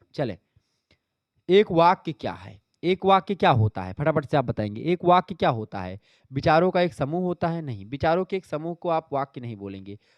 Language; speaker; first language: Hindi; native; Hindi